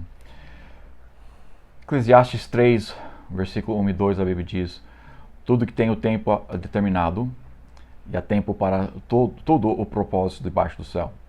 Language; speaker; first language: Portuguese; non-native, fluent; English